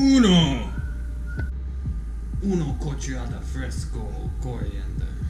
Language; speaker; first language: Spanish; non-native, learner; English